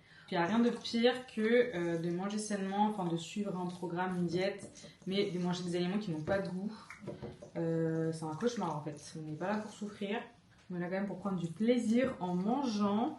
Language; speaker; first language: French; native; French